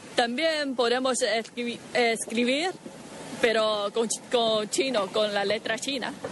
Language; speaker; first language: Spanish; non-native, learner; Chinese